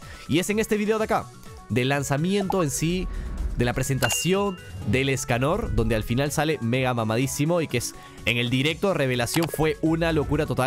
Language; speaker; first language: Spanish; native; Spanish